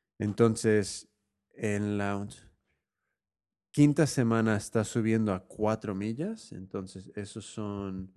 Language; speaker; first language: Spanish; native; Spanish